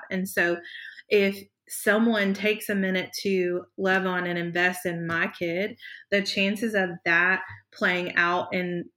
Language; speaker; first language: English; native; English